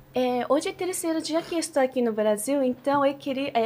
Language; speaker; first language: Portuguese; non-native, fluent; Japanese